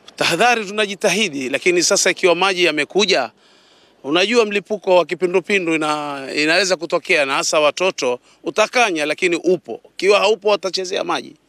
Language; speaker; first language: Swahili; native; Swahili